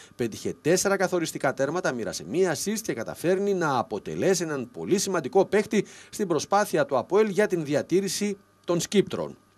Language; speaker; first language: Greek; native; Greek